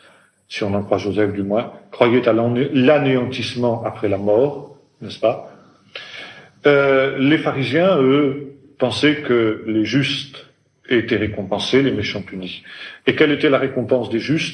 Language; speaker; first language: French; native; French